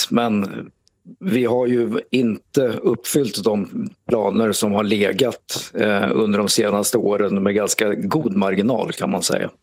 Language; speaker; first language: Swedish; native; Swedish